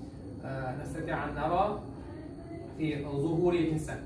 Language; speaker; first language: Arabic; non-native, learner; Uzbek